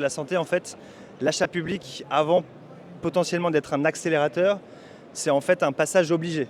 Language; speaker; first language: French; native; French